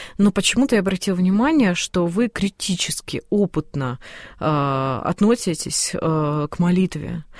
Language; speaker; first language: Russian; native; Russian